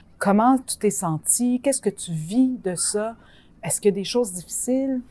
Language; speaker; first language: French; native; French